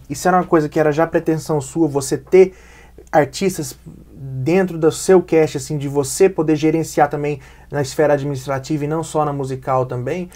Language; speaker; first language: Portuguese; native; Portuguese